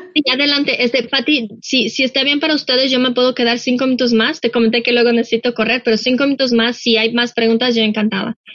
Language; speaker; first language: Spanish; non-native, fluent; Russian